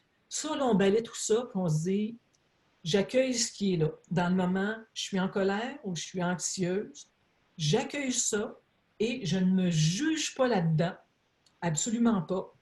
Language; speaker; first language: French; native; French